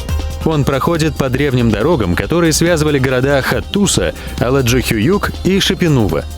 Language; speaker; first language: Russian; native; Russian